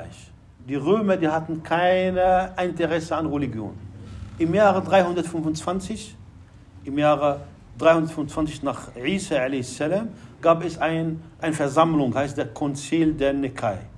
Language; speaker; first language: German; non-native, fluent; Arabic